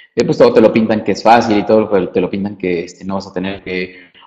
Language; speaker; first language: Spanish; native; Spanish